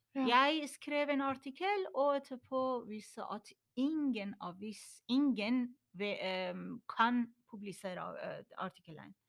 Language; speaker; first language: Norwegian; non-native, learner; Persian